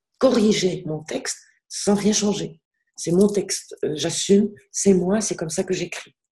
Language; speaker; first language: French; non-native, local second language; Arabic